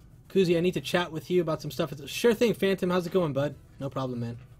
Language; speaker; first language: English; native; English